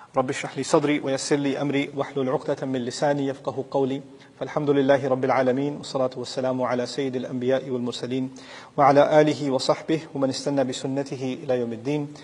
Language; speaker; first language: Urdu; early bilingual, heritage; Urdu